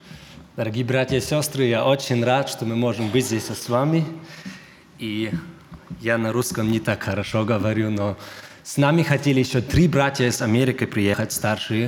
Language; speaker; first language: Russian; early bilingual, heritage; German